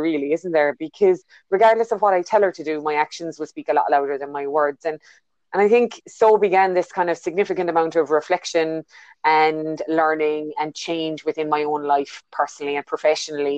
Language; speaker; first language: English; native; English